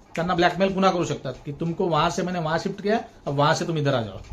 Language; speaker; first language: Hindi; non-native, local second language; Marathi